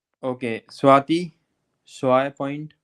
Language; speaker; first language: English; non-native, local second language; Hindi